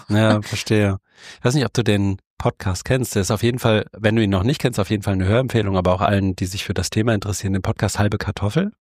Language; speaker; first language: German; native; German